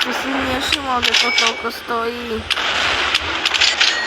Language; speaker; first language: Polish; non-native, learner; Slovak